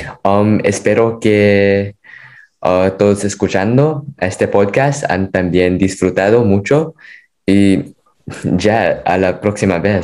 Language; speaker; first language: Spanish; non-native, fluent; English